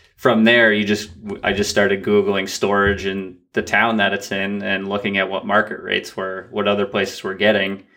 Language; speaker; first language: English; native; English